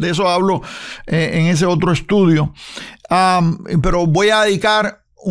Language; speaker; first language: Spanish; native; Spanish